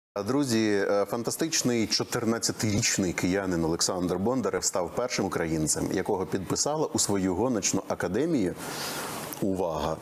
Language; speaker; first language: Ukrainian; native; Ukrainian